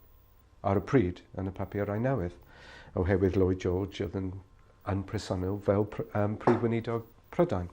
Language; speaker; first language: Welsh; non-native, fluent; English